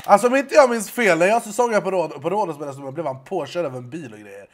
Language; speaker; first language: Swedish; native; Swedish